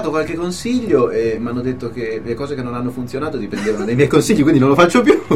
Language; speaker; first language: Italian; native; Italian